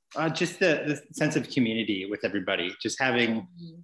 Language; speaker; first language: English; native; English